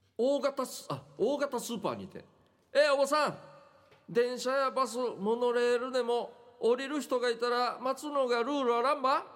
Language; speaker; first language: Japanese; native; Japanese